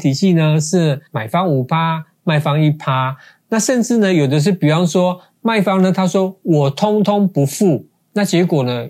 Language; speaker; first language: Chinese; native; Chinese